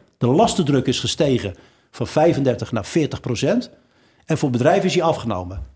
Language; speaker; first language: Dutch; early bilingual, other home language; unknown